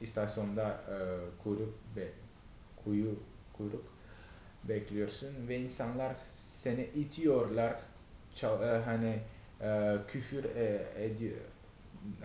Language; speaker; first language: Turkish; non-native, fluent; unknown